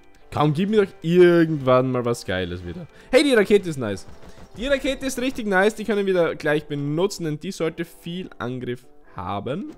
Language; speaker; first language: German; native; German